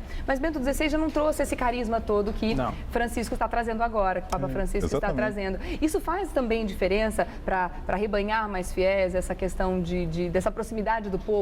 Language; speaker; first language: Portuguese; native; Portuguese